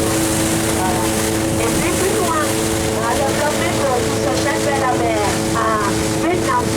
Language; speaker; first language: French; non-native, learner; Thai